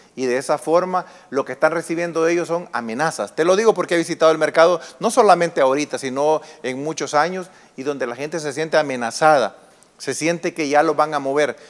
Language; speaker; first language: Spanish; native; Spanish